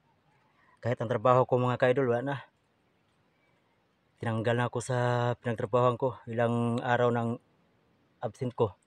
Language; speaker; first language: Filipino; non-native, local second language; Cebuano